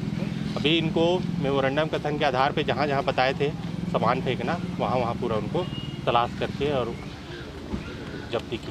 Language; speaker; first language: Hindi; native; Hindi